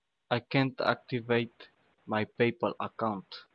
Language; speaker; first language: English; non-native, learner; Romanian